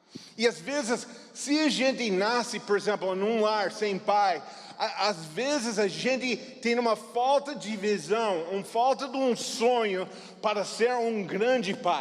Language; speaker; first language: Portuguese; non-native, fluent; English